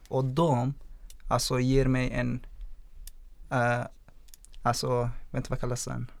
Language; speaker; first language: Swedish; non-native, fluent; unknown